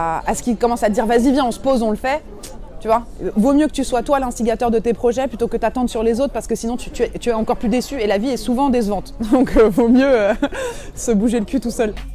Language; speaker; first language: French; native; French